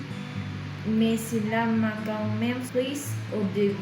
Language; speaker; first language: French; non-native, fluent; Korean